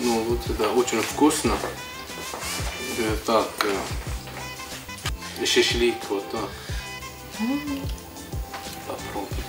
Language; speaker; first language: Russian; non-native, learner; Arabic